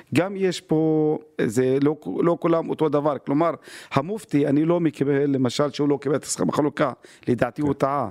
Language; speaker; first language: Hebrew; non-native, local second language; Arabic